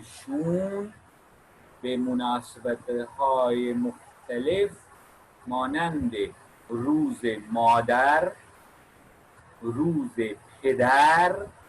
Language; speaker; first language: Persian; non-native, fluent; Urdu